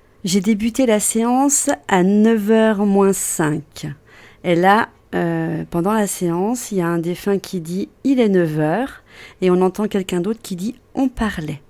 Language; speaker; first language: French; native; French